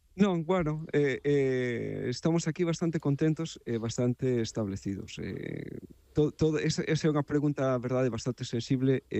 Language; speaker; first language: Galician; native; Galician